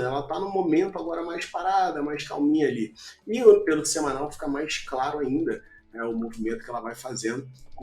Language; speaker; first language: Portuguese; native; Portuguese